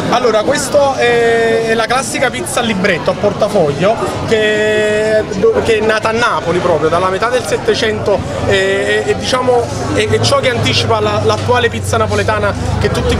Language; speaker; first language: Italian; native; Italian